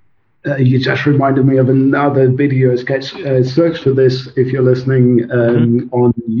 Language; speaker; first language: English; non-native, local second language; Swedish